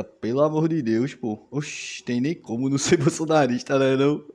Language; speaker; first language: Portuguese; native; Portuguese